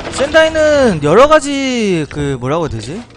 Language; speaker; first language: Korean; native; Korean